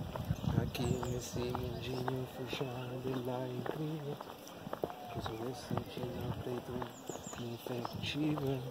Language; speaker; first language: Portuguese; non-native, learner; Italian